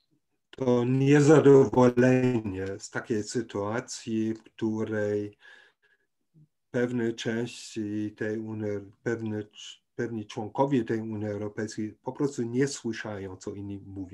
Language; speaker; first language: Polish; non-native, fluent; German